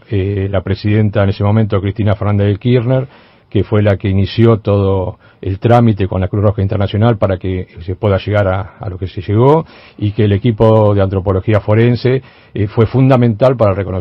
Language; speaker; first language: Spanish; native; Spanish